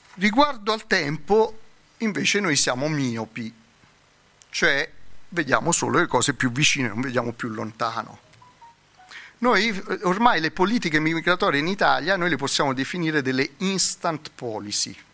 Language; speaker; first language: Italian; native; Italian